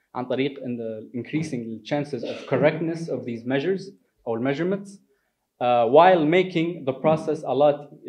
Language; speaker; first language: English; non-native, fluent; Arabic